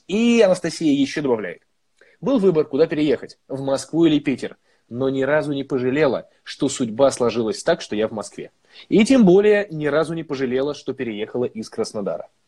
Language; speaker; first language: Russian; native; Russian